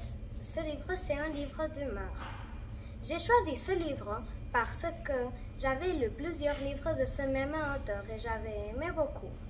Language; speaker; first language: French; non-native, learner; Catalan